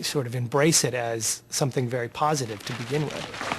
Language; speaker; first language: English; native; English